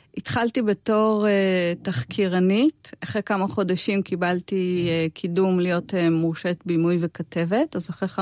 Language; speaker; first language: Hebrew; native; Hebrew